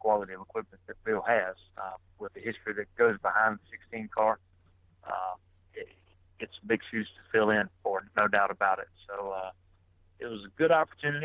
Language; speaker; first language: English; native; English